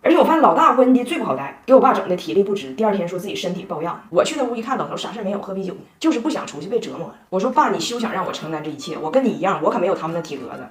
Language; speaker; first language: Chinese; native; Chinese